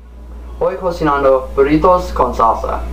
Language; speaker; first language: Spanish; non-native, learner; English